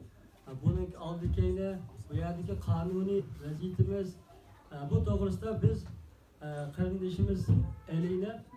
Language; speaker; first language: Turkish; non-native, learner; Uyghur